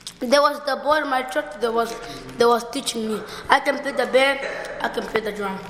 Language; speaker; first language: English; non-native, learner; Swahili